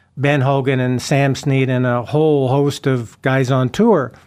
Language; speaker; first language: English; native; English